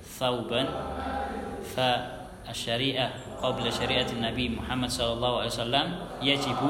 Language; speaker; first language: Arabic; non-native, fluent; Indonesian